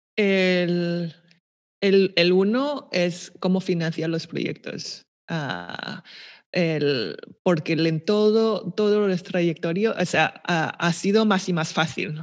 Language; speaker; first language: Spanish; non-native, fluent; Chinese